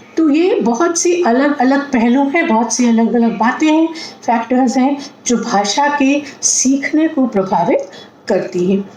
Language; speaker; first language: Hindi; native; Hindi